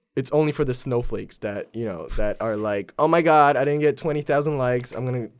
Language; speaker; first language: English; early bilingual, other home language; Polish